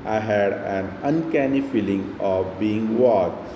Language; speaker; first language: English; non-native, local second language; Marathi